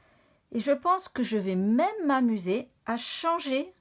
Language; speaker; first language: French; native; French